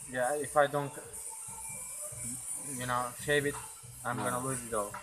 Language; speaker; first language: English; non-native, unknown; Turkish